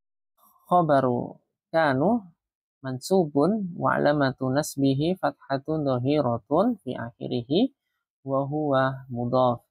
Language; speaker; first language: Arabic; non-native, fluent; Indonesian